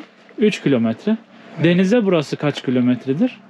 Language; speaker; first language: Turkish; native; Turkish